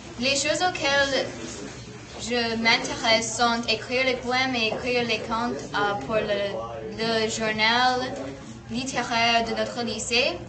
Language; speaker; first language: French; non-native, learner; English